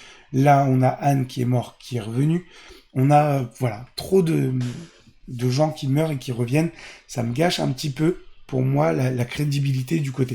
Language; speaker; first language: French; native; French